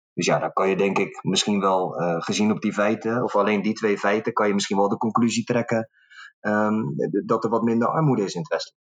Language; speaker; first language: Dutch; early bilingual, other home language; Arabic